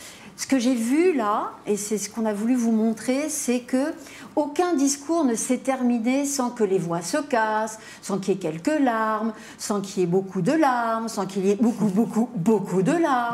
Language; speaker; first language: French; native; French